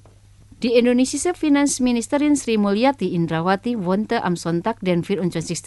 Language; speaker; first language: German; non-native, fluent; Indonesian